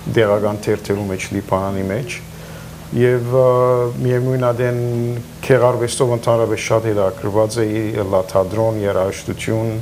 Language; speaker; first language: Armenian; native; Armenian